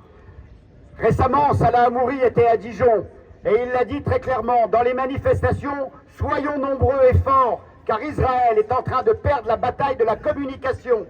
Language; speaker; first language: French; native; French